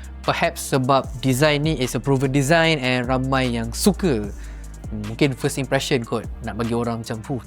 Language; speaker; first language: Malay; native; Malay